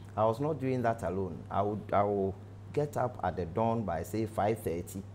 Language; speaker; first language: English; non-native, local second language; Akan